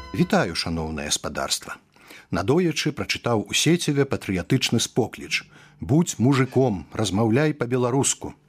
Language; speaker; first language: Belarusian; native; Belarusian